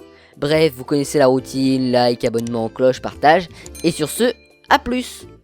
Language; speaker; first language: French; native; French